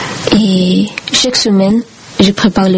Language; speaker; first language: French; non-native, learner; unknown